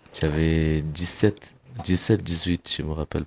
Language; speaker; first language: French; non-native, fluent; Kabuverdianu